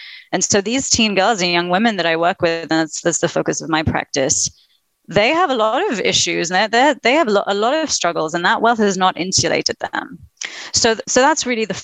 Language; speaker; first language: English; native; English